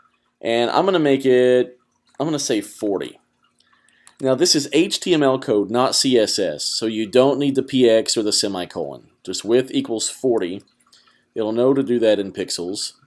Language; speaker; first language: English; native; English